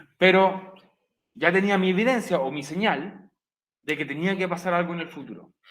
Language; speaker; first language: Spanish; native; Spanish